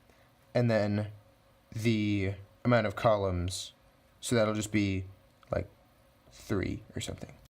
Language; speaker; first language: English; native; English